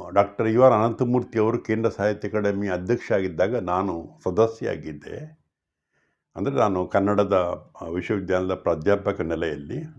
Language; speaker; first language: Kannada; non-native, local second language; Tulu